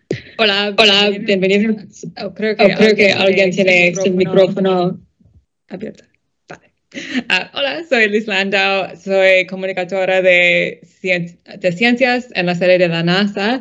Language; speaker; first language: Spanish; non-native, fluent; English